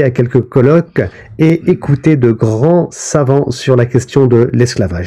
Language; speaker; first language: French; native; French